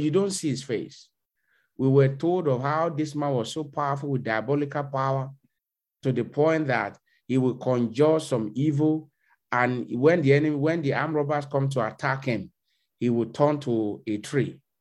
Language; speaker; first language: English; non-native, local second language; Yoruba